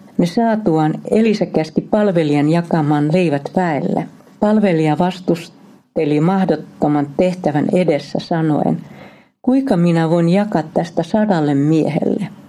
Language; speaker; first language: Finnish; native; Finnish